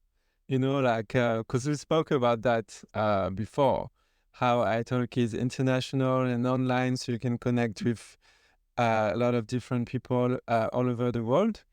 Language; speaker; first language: English; non-native, fluent; French